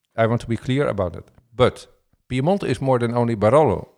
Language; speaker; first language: English; non-native, fluent; Dutch